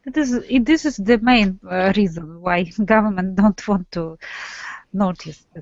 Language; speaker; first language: English; non-native, learner; Russian